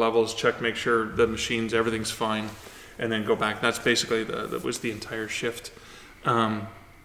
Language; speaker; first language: English; native; English